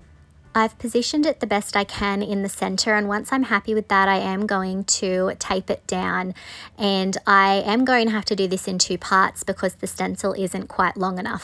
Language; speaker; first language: English; native; English